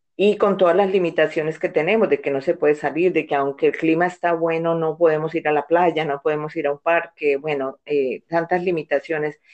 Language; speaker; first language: Spanish; native; Spanish